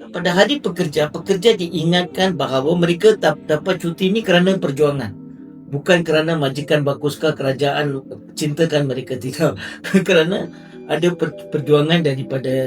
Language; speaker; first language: Malay; non-native, local second language; Tamil